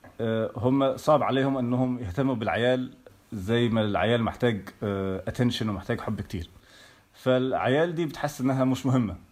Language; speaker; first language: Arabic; early bilingual, heritage; Arabic